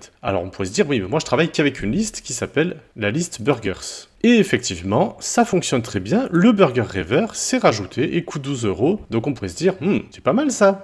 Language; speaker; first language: French; native; French